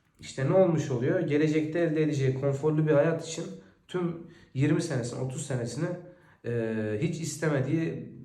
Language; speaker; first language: Turkish; native; Turkish